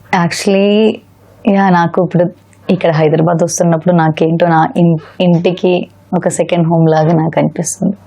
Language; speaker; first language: Telugu; non-native, learner; Malayalam